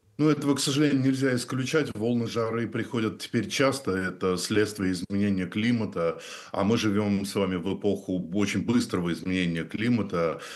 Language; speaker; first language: Russian; native; Russian